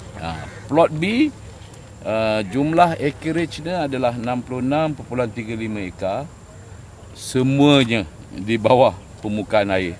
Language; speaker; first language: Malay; native; Malay